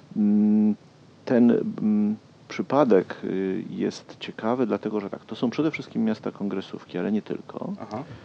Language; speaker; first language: Polish; native; Polish